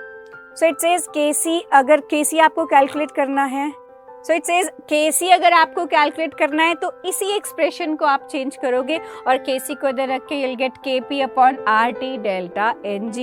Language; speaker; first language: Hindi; native; Hindi